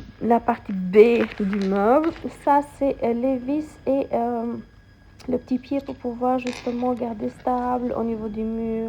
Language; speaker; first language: French; non-native, fluent; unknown